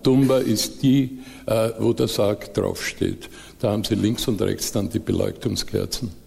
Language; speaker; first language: German; native; German